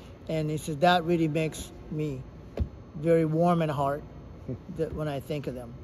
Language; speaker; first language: English; non-native, fluent; Japanese